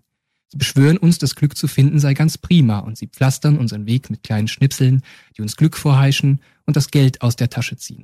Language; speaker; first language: German; native; German